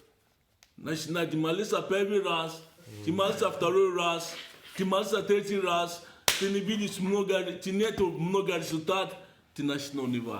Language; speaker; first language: Russian; non-native, learner; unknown